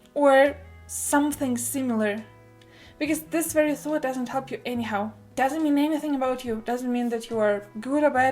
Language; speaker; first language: English; non-native, fluent; Russian